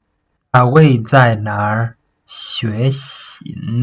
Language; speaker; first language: Chinese; non-native, fluent; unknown